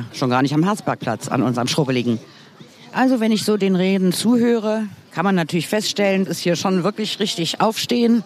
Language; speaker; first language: German; native; German